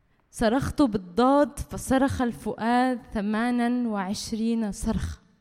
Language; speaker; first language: Arabic; early bilingual, heritage; Arabic